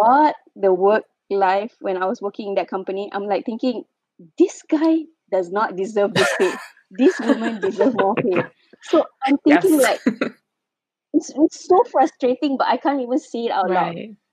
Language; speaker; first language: English; non-native, local second language; Malay